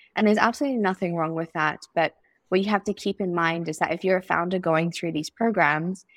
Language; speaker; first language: English; native; English